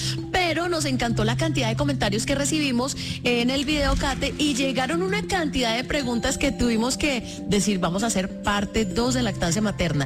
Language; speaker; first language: Spanish; native; Spanish